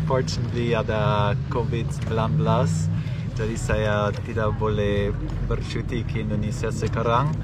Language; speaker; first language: Indonesian; non-native, learner; Swiss German